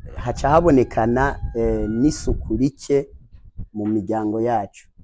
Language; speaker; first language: Rundi; native; Rundi